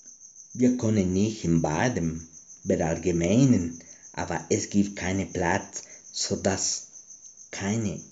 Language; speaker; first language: German; non-native, learner; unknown